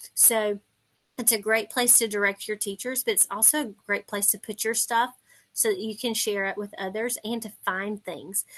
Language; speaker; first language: English; native; English